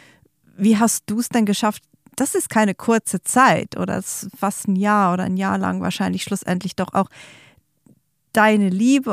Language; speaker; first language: German; native; German